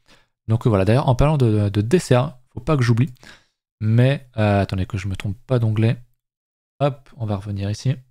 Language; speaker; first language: French; native; French